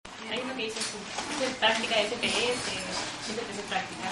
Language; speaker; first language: Spanish; native; Spanish